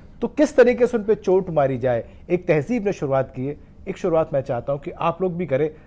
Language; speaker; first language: Hindi; native; Hindi